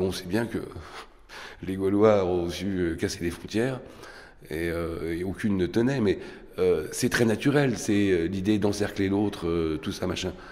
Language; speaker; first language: French; native; French